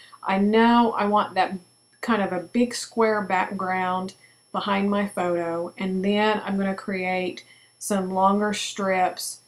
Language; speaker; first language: English; native; English